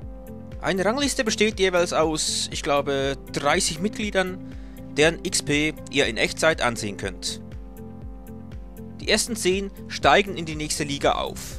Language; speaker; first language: German; native; German